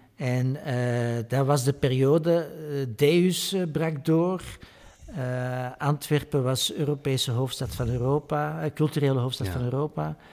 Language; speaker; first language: Dutch; native; Dutch